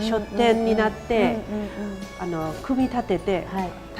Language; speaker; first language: Japanese; non-native, fluent; Chinese